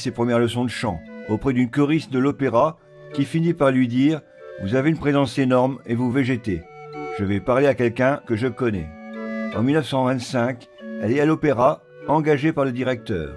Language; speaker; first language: French; native; French